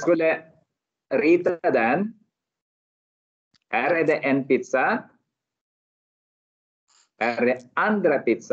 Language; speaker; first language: Swedish; non-native, learner; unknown